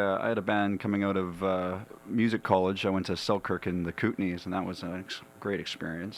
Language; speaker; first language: English; native; English